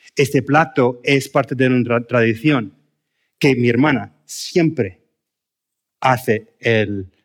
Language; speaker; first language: Spanish; non-native, fluent; English